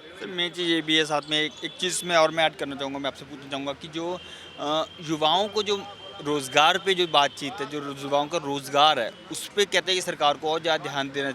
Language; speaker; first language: Hindi; native; Hindi